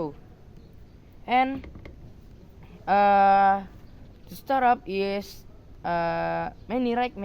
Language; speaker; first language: English; non-native, learner; Indonesian